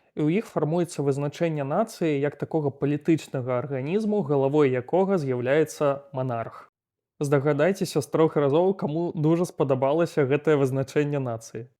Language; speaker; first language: Belarusian; native; Belarusian